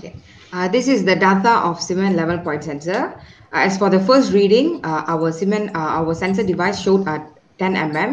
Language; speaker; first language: English; non-native, local second language; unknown